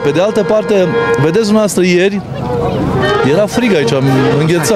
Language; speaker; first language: Romanian; native; Romanian